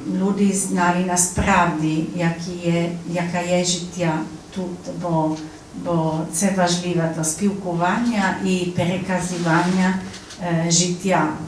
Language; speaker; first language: Ukrainian; non-native, learner; Polish